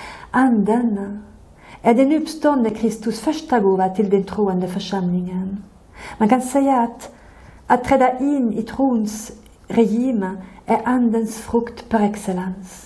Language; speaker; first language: Swedish; non-native, fluent; French